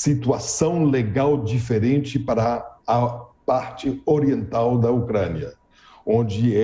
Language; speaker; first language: Portuguese; non-native, fluent; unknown